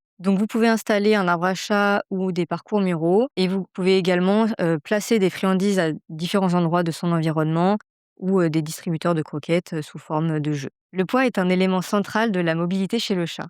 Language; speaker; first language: French; native; French